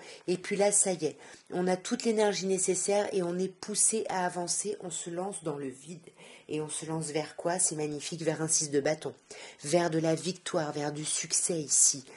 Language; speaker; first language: French; native; French